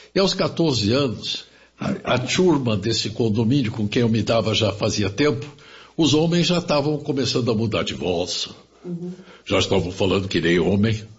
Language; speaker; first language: Portuguese; early bilingual, other home language; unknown